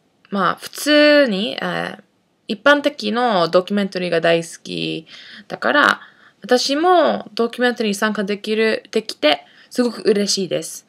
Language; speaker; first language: Japanese; non-native, fluent; English